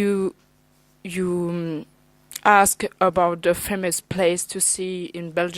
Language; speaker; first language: English; non-native, learner; French